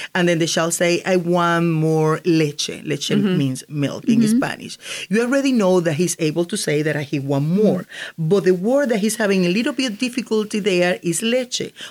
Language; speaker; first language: English; non-native, fluent; Spanish